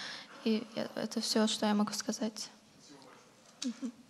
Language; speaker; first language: Russian; non-native, learner; Turkish